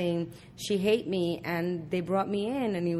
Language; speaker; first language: English; early bilingual, other home language; Spanish